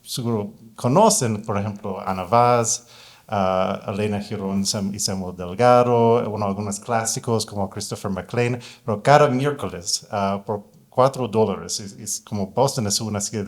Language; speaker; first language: Spanish; non-native, fluent; English